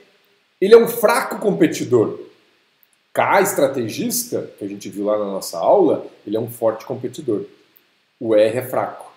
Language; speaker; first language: Portuguese; native; Portuguese